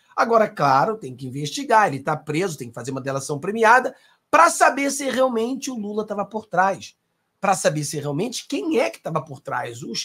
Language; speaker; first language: Portuguese; non-native, fluent; Spanish